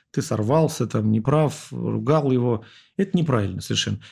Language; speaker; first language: Russian; native; Russian